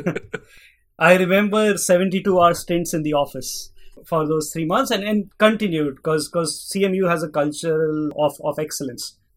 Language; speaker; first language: English; non-native, local second language; Hindi